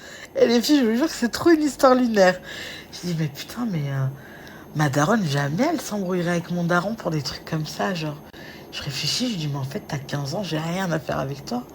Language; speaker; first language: French; native; French